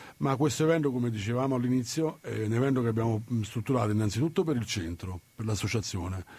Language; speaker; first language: Italian; native; Italian